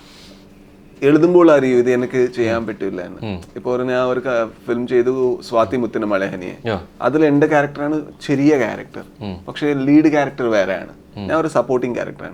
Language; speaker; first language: Malayalam; non-native, local second language; Kannada